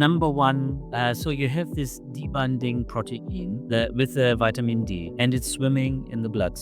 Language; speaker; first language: English; non-native, fluent; German